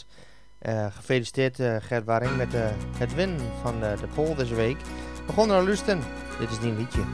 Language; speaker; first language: Dutch; native; Dutch